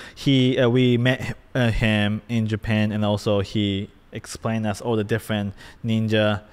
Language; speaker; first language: English; non-native, fluent; Japanese